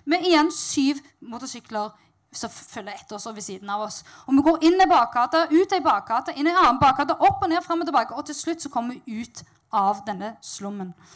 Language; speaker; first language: Norwegian; native; Norwegian